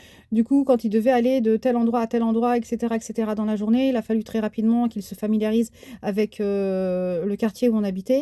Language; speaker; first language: French; native; French